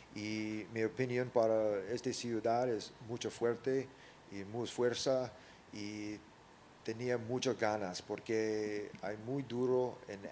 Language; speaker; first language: Spanish; early bilingual, other home language; English